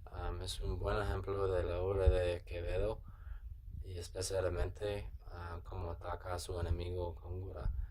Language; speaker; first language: Spanish; non-native, learner; English